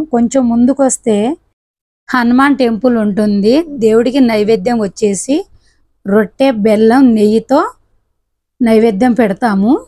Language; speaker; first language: Telugu; non-native, local second language; Lambadi